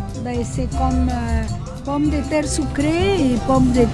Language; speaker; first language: French; non-native, fluent; Spanish